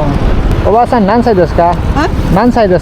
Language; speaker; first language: Japanese; non-native, learner; Nepali